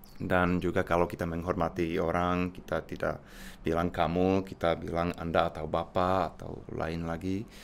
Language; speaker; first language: Indonesian; non-native, fluent; Czech